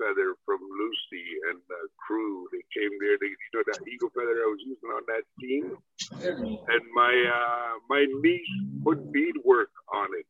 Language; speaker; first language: English; non-native, fluent; Cree